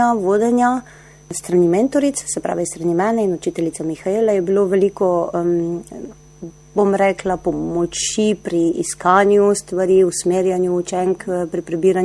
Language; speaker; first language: Slovenian; native; Slovenian